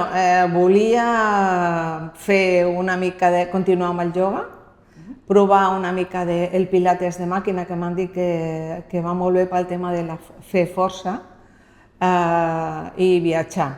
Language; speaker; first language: Catalan; non-native, local second language; Spanish